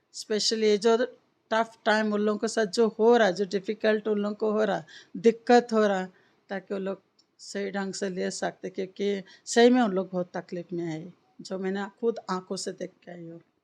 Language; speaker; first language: Hindi; non-native, local second language; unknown